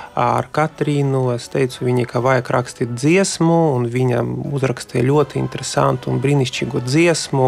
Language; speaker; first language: Latvian; non-native, local second language; Russian